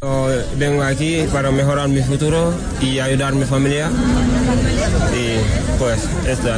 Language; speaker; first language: Spanish; non-native, learner; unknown